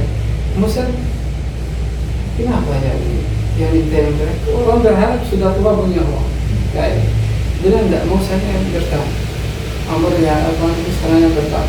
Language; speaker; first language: Indonesian; non-native, learner; Arabic